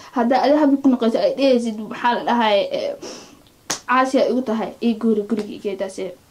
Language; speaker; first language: Somali; early bilingual, heritage; Somali